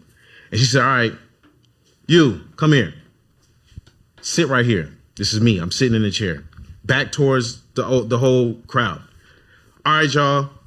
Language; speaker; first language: English; native; English